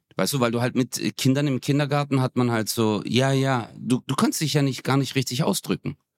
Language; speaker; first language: German; early bilingual, other home language; Turkish